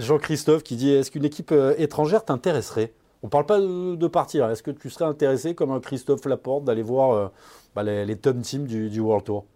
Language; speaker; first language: French; native; French